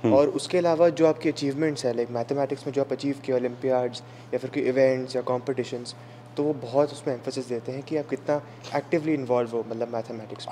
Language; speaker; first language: Hindi; non-native, local second language; Bangla